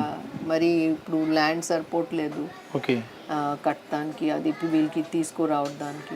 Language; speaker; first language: Telugu; non-native, fluent; Hindi